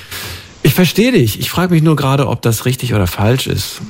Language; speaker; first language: German; native; German